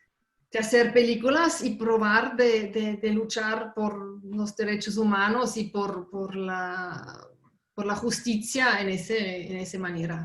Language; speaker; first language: Spanish; non-native, fluent; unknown